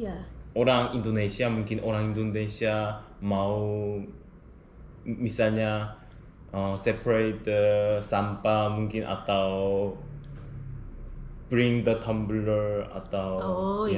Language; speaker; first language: Indonesian; non-native, learner; Korean